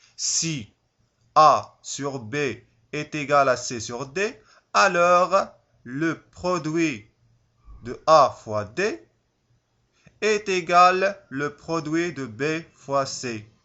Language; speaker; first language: French; non-native, local second language; Arabic